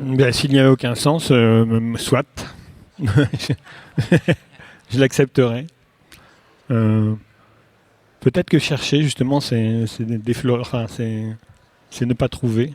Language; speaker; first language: French; native; French